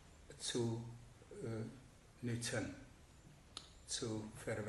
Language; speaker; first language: German; non-native, fluent; Hungarian